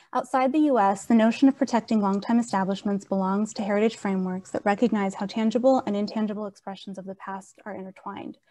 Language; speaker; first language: English; native; English